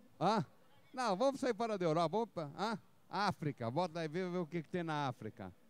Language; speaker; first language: Portuguese; native; Portuguese